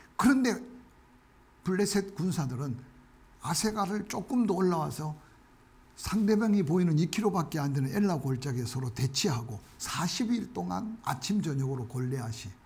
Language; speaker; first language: Korean; native; Korean